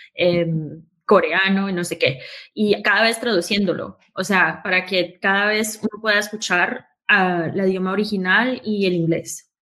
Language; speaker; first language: Spanish; early bilingual, heritage; Spanish